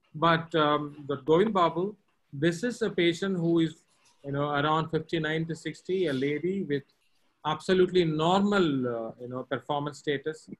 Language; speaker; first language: English; non-native, local second language; Tamil